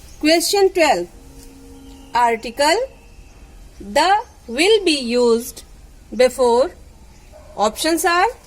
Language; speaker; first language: English; non-native, local second language; Hindi